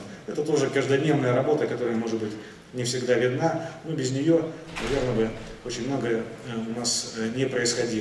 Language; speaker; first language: Russian; native; Russian